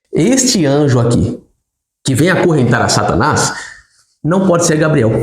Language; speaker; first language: Portuguese; native; Portuguese